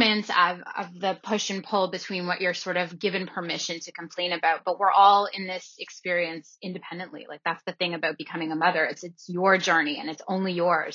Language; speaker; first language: English; native; English